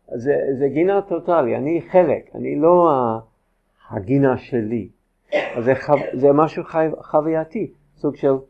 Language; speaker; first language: Hebrew; non-native, fluent; English